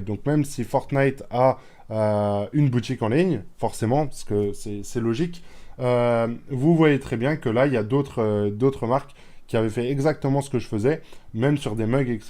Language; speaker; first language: French; native; French